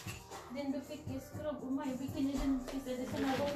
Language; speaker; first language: Swedish; non-native, learner; Cebuano